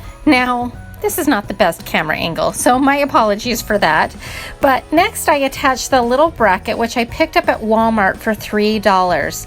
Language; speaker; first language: English; native; English